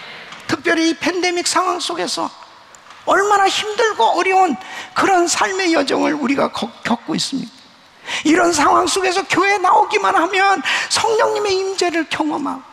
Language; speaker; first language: Korean; native; Korean